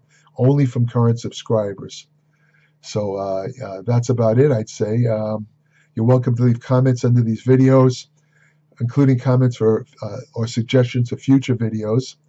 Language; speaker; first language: English; native; English